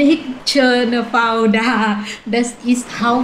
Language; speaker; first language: German; non-native, learner; Thai